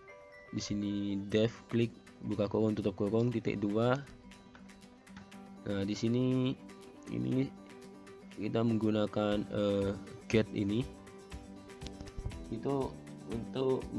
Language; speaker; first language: Indonesian; native; Indonesian